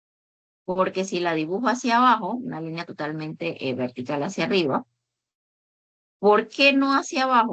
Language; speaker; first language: Spanish; native; Spanish